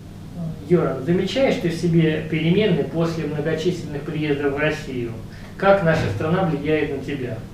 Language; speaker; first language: Russian; native; Russian